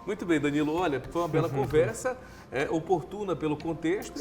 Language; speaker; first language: Portuguese; native; Portuguese